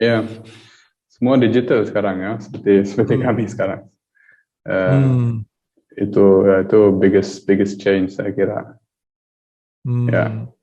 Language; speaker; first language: Indonesian; early bilingual, heritage; German